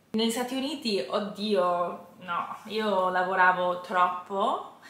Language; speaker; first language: Italian; non-native, fluent; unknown